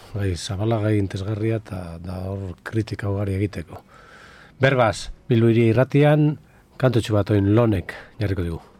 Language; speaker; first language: Basque; native; Basque